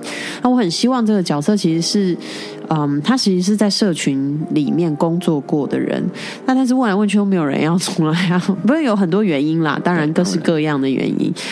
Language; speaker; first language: Chinese; native; Chinese